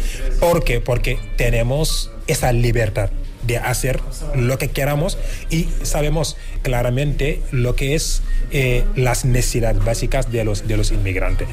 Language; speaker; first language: Spanish; non-native, fluent; Wolof